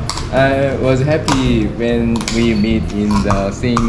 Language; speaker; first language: English; non-native, learner; Korean